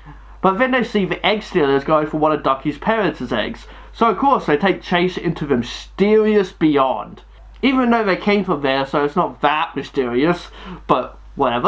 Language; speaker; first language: English; native; English